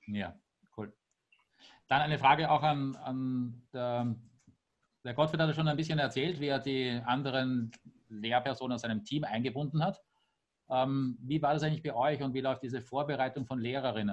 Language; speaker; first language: German; native; German